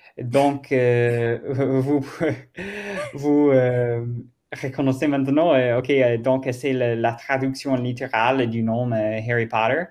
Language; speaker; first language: French; non-native, learner; German